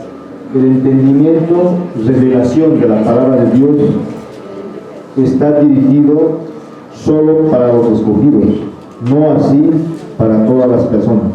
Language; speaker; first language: Spanish; native; Spanish